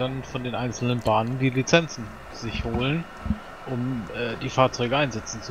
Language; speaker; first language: German; native; German